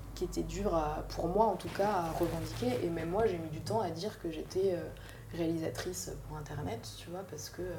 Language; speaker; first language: French; native; French